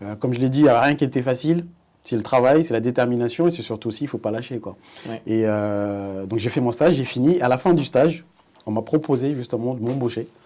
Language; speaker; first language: French; early bilingual, other home language; Wolof